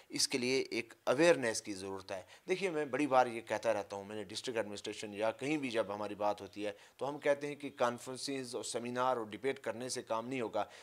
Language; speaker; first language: Urdu; non-native, local second language; Punjabi